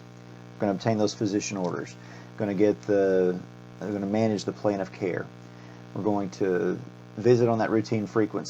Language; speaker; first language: English; native; English